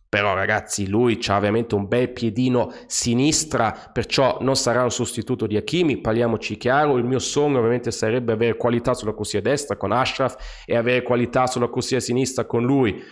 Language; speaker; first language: Italian; non-native, fluent; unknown